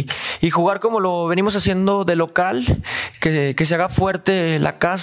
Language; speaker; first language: Spanish; native; Spanish